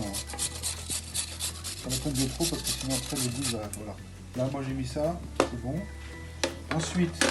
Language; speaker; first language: French; native; French